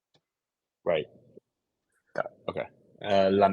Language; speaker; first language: Spanish; non-native, learner; English